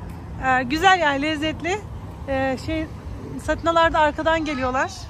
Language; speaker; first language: Turkish; native; Turkish